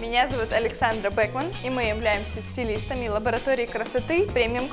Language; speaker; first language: Russian; native; Russian